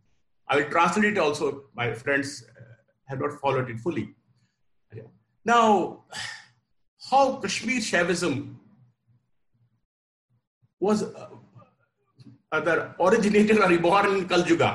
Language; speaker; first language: English; non-native, local second language; Kashmiri